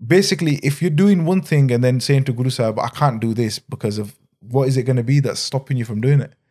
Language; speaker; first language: English; native; English